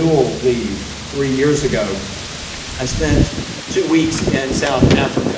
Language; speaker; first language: English; native; English